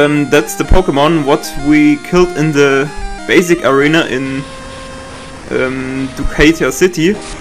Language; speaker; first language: English; non-native, learner; German